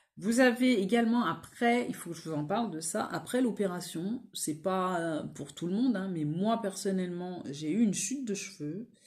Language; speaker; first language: French; native; French